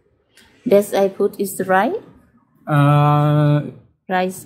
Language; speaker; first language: English; non-native, learner; Thai